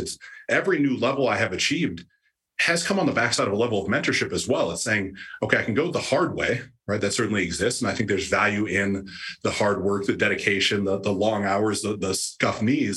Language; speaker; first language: English; native; English